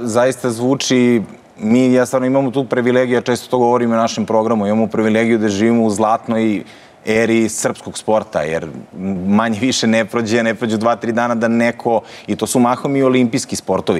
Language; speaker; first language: Croatian; native; Croatian